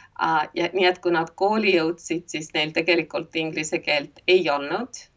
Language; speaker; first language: Estonian; native; Estonian